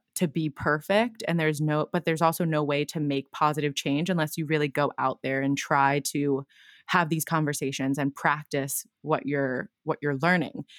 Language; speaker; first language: English; native; English